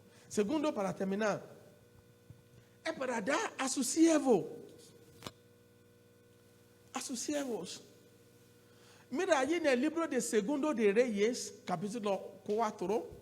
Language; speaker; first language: Spanish; non-native, learner; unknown